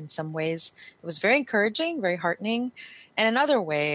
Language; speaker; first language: English; early bilingual, other home language; Spanish